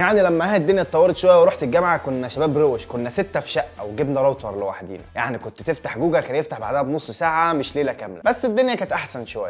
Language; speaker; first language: Arabic; native; Arabic